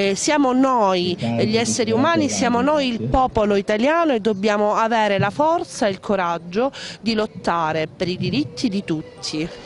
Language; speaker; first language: Italian; native; Italian